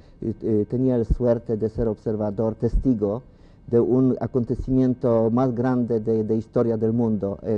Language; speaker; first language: Spanish; non-native, fluent; Polish